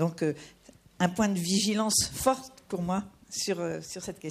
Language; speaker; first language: French; native; French